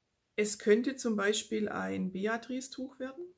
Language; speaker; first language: German; native; German